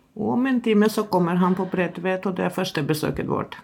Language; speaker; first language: Norwegian; non-native, fluent; Albanian